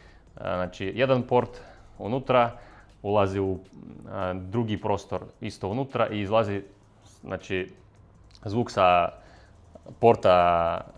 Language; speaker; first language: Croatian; non-native, fluent; Russian